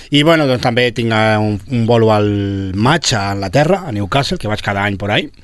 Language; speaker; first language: Catalan; native; Catalan